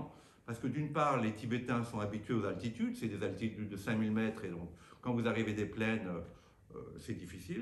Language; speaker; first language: French; native; French